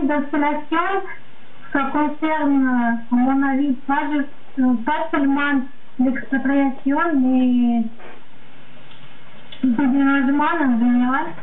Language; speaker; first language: French; non-native, learner; Russian